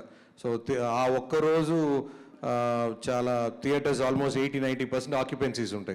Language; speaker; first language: Telugu; native; Telugu